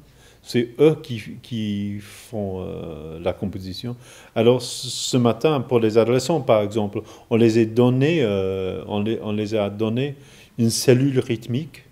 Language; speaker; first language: French; non-native, fluent; English